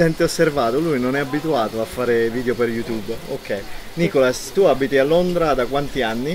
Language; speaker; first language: Italian; native; Italian